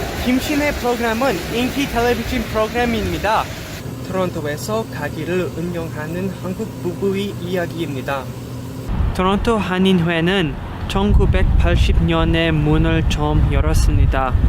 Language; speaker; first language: Korean; early bilingual, other home language; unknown